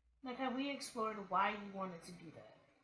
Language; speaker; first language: English; native; English